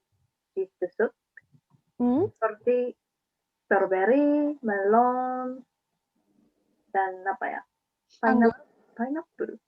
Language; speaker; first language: Indonesian; non-native, learner; Japanese